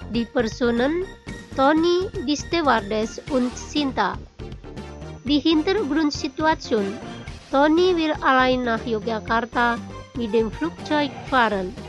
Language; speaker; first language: German; non-native, fluent; Indonesian